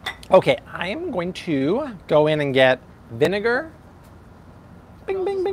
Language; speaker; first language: English; native; English